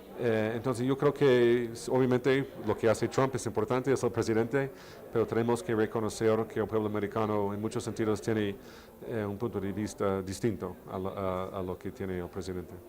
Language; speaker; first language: Spanish; non-native, fluent; English